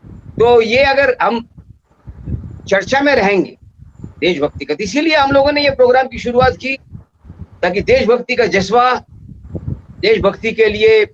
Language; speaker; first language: Hindi; non-native, local second language; Bangla